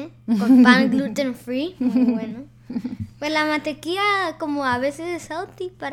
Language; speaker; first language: Spanish; early bilingual, heritage; Spanish